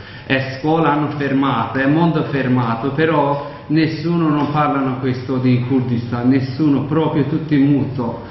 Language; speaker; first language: Italian; non-native, learner; Kurdish